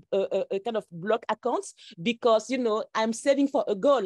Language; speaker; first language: English; non-native, local second language; French